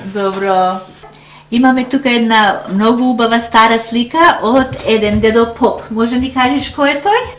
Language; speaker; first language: Macedonian; early bilingual, heritage; Macedonian